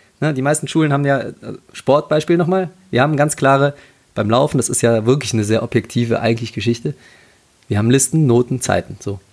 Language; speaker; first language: German; native; German